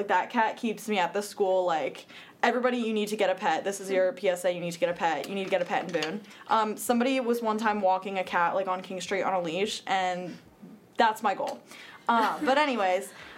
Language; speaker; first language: English; native; English